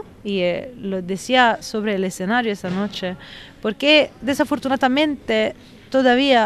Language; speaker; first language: Spanish; non-native, fluent; Italian